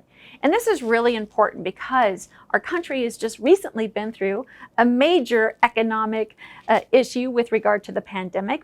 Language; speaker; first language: English; native; English